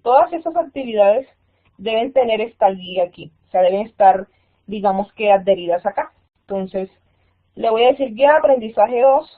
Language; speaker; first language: Spanish; native; Spanish